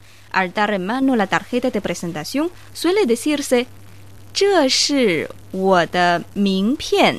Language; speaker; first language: Spanish; non-native, fluent; Chinese